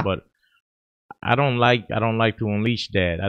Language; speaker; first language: English; early bilingual, other home language; Spanish